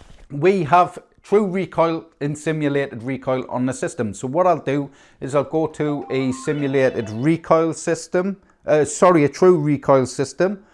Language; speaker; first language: English; native; English